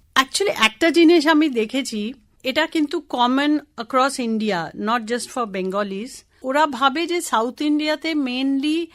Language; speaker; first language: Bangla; non-native, local second language; Tamil